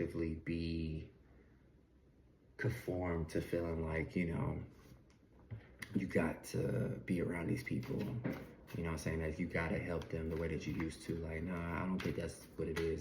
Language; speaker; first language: English; native; English